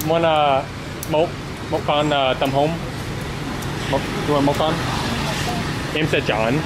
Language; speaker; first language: Vietnamese; non-native, learner; English